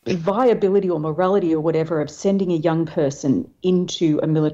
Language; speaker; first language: English; native; English